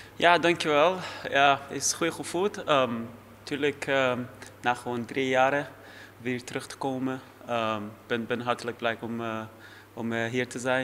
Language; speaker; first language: Dutch; non-native, fluent; Persian